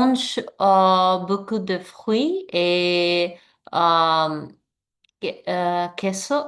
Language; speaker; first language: French; non-native, learner; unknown